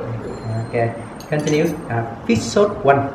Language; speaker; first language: English; non-native, local second language; Vietnamese